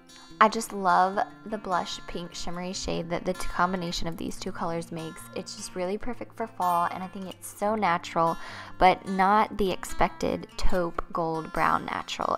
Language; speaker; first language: English; native; English